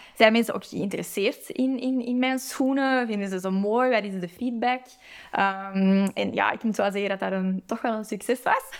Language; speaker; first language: Dutch; native; Dutch